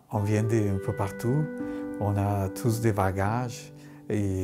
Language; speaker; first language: French; non-native, fluent; Spanish